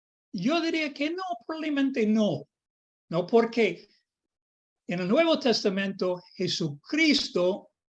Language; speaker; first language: Spanish; non-native, fluent; English